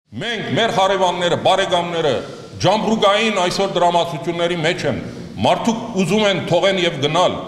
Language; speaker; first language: Armenian; native; Armenian